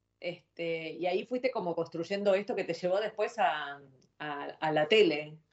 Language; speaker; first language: Spanish; native; Spanish